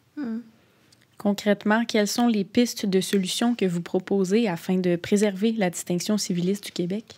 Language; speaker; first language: French; native; French